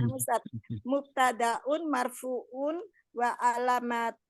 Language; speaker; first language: Arabic; non-native, learner; Indonesian